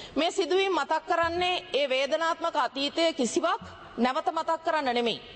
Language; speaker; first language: Sinhala; non-native, local second language; Tamil